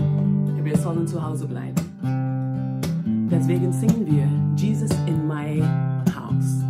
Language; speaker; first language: German; non-native, fluent; English